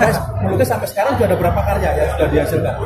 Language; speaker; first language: Indonesian; native; Indonesian